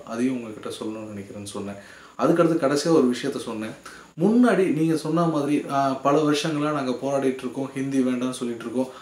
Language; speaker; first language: Tamil; native; Tamil